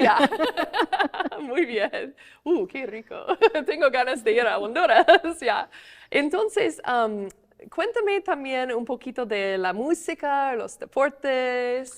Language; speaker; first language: Spanish; non-native, fluent; English